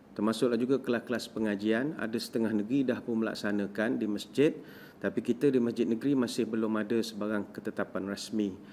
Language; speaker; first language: Malay; native; Malay